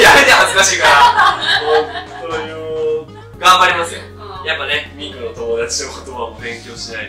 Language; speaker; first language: Japanese; native; Japanese